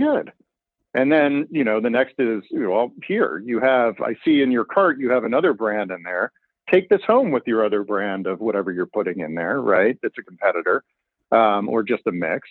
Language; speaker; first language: English; native; English